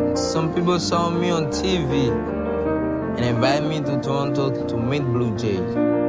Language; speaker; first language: English; non-native, learner; Haitian Creole